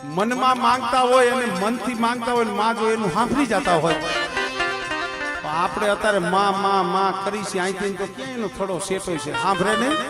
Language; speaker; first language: Gujarati; native; Gujarati